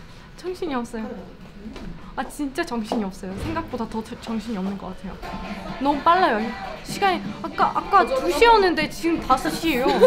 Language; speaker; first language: Korean; non-native, fluent; Russian